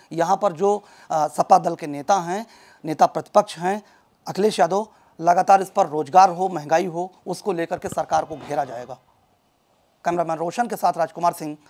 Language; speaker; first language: Hindi; native; Hindi